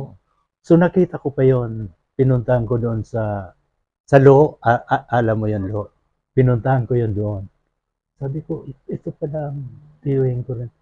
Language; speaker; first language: Filipino; non-native, local second language; Bikol